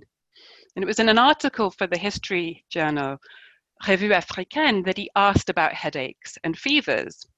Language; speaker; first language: English; native; English